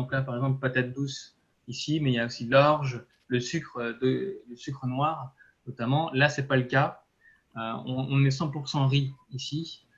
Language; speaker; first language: French; native; French